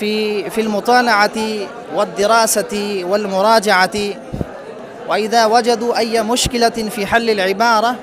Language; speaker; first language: Arabic; non-native, fluent; Urdu